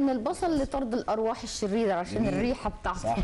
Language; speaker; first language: Arabic; native; Arabic